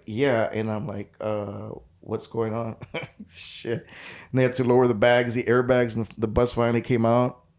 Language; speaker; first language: English; early bilingual, other home language; Spanish